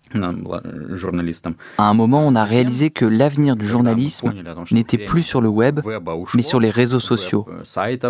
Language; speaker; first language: French; non-native, fluent; Russian